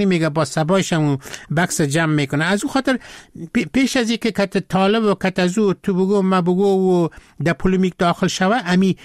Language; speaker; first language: Persian; native; Persian